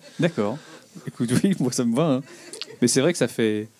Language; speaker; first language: French; native; French